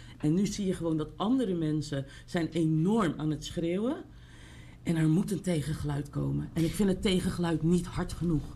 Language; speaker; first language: Dutch; native; Dutch